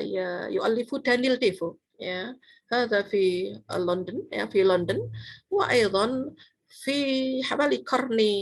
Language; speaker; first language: Arabic; non-native, fluent; Indonesian